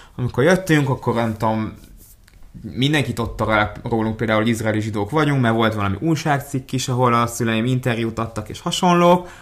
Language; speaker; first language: Hungarian; early bilingual, other home language; Hebrew